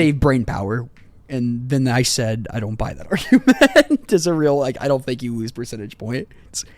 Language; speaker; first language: English; native; English